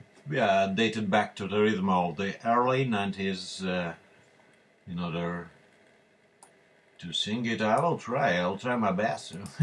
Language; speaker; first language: English; non-native, fluent; Russian